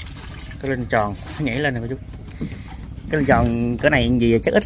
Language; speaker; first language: Vietnamese; native; Vietnamese